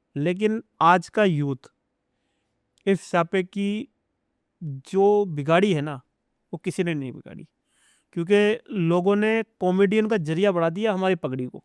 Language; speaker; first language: Hindi; native; Hindi